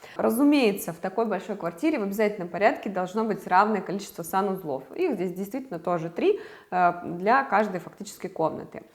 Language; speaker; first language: Russian; native; Russian